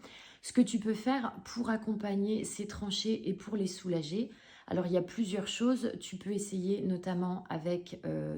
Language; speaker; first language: French; native; French